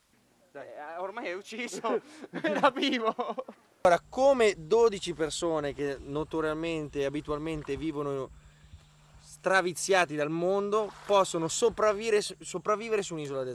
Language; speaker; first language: Italian; native; Italian